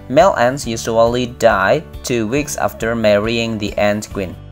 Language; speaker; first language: English; non-native, fluent; Indonesian